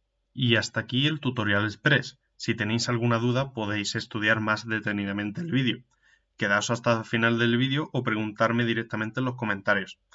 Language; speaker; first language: Spanish; native; Spanish